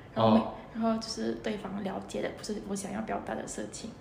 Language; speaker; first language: Chinese; non-native, fluent; Indonesian